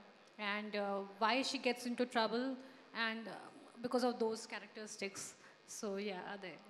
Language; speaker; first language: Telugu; non-native, learner; Hindi